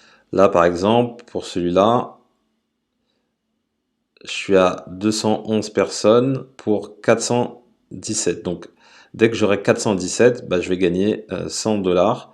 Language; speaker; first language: French; native; French